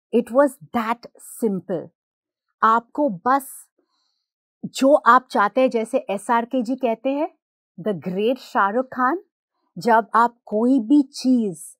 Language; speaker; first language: Hindi; non-native, local second language; Gujarati